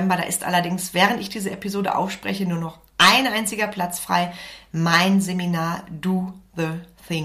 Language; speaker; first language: German; native; German